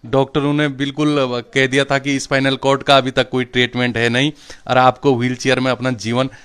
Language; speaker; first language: Hindi; non-native, local second language; Garhwali